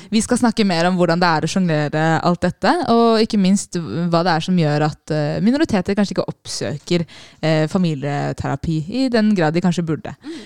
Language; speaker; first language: Norwegian; early bilingual, other home language; Arabic